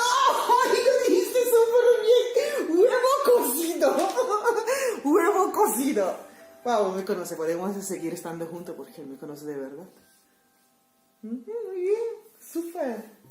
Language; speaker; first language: Spanish; non-native, fluent; Papiamento